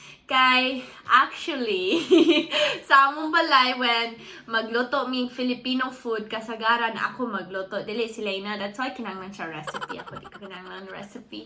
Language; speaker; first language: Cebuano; non-native, learner; English